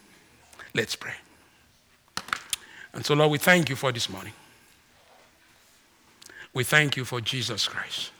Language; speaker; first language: English; non-native, local second language; Ibibio